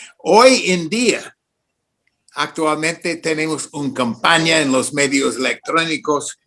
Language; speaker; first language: Spanish; non-native, fluent; English